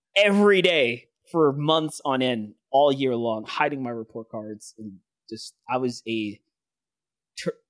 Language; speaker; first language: English; native; English